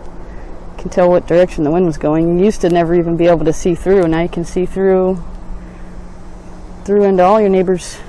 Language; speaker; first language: English; native; English